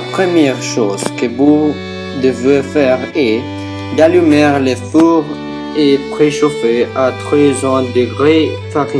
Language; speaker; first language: French; non-native, learner; Spanish